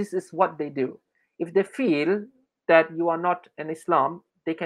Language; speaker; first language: English; non-native, local second language; Malay